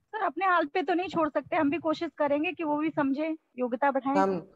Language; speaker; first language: Hindi; native; Hindi